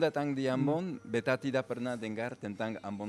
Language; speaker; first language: Indonesian; non-native, fluent; French